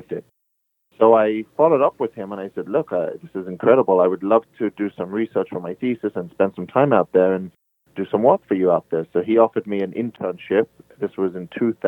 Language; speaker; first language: English; native; English